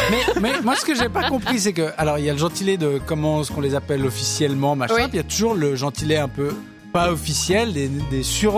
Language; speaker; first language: French; native; French